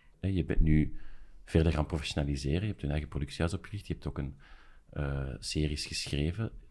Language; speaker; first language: Dutch; native; Dutch